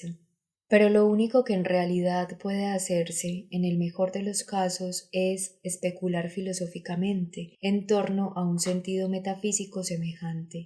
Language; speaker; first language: Spanish; native; Spanish